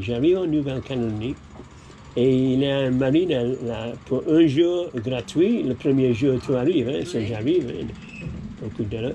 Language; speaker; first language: French; non-native, learner; English